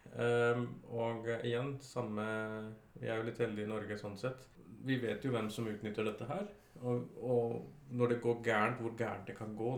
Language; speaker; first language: Norwegian; early bilingual, other home language; Urdu